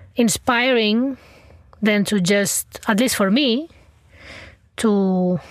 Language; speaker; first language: English; non-native, fluent; Spanish